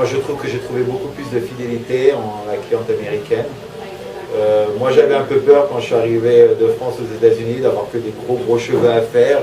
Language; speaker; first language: French; native; French